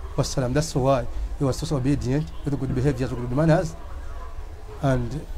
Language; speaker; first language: English; non-native, local second language; Ganda